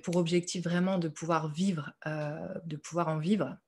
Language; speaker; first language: French; native; French